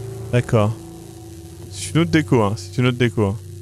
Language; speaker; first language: French; native; French